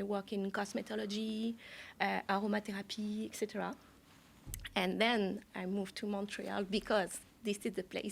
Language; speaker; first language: English; non-native, learner; French